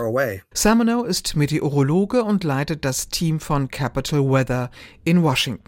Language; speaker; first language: German; native; German